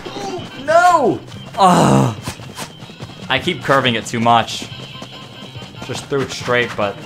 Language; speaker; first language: English; native; English